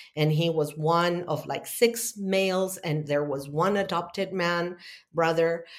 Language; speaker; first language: English; non-native, fluent; Spanish